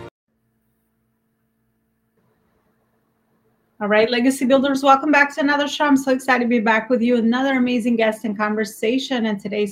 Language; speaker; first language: English; non-native, fluent; Albanian